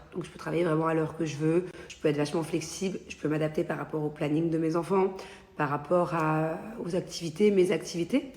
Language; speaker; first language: French; native; French